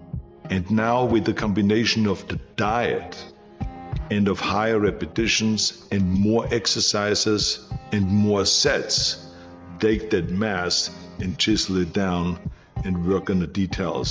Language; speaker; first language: English; non-native, fluent; German